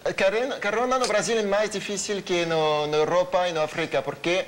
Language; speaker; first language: Portuguese; non-native, learner; French